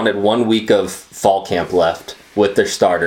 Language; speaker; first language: English; native; English